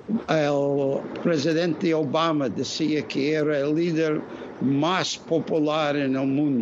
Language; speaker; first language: Spanish; non-native, fluent; English